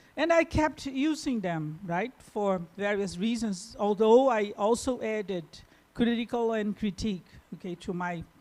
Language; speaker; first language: English; non-native, fluent; Portuguese